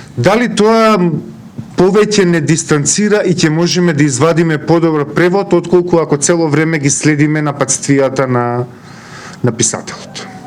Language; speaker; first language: Macedonian; native; Macedonian